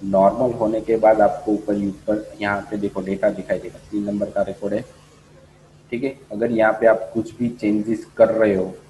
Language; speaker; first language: Hindi; non-native, local second language; Gujarati